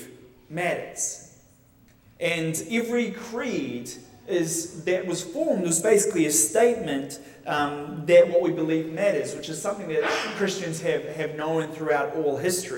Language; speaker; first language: English; native; English